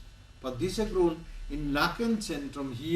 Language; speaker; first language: German; non-native, learner; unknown